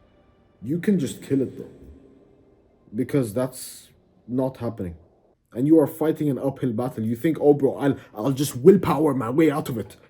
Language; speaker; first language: English; native; English